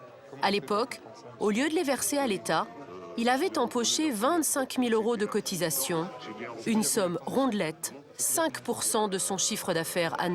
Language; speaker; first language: French; native; French